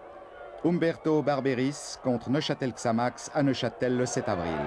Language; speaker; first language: French; native; French